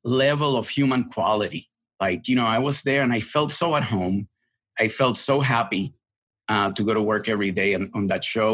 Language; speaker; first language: English; non-native, fluent; Spanish